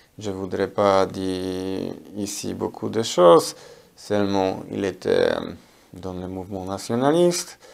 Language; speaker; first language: French; non-native, learner; Polish